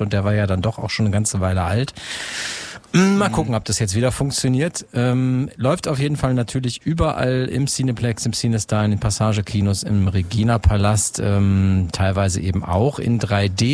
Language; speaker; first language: German; native; German